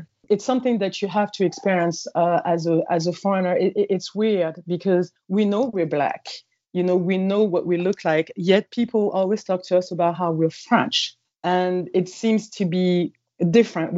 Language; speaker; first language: English; non-native, fluent; French